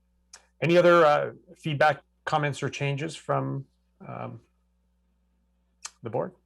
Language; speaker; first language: English; native; English